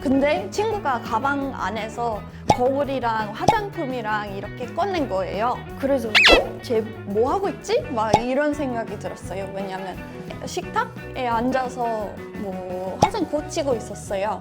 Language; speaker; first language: Korean; non-native, fluent; English